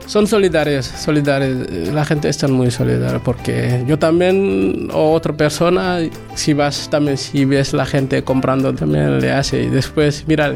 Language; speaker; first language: Spanish; non-native, learner; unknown